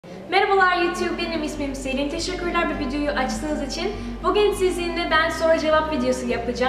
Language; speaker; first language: Turkish; early bilingual, heritage; Turkish